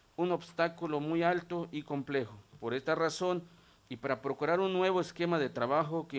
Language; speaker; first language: Spanish; non-native, local second language; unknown